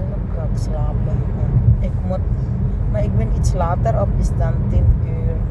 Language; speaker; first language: Dutch; non-native, learner; Filipino